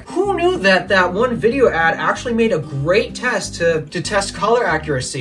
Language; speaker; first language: English; native; English